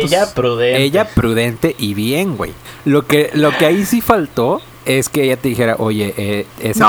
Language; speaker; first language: Spanish; native; Spanish